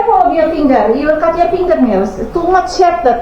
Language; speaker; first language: English; non-native, local second language; Filipino